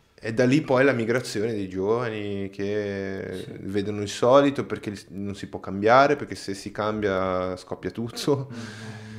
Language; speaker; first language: Italian; non-native, fluent; Portuguese